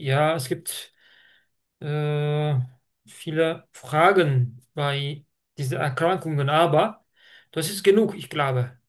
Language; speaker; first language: German; non-native, fluent; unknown